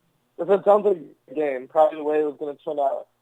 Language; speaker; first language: English; native; English